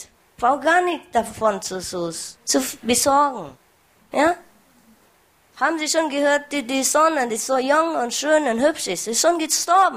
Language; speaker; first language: German; non-native, learner; Vietnamese